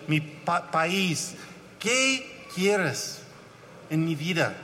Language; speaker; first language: Spanish; non-native, learner; English